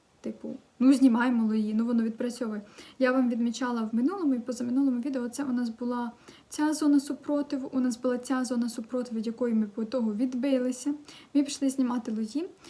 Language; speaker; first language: Ukrainian; non-native, local second language; Russian